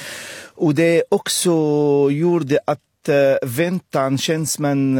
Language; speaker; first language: Swedish; non-native, fluent; Arabic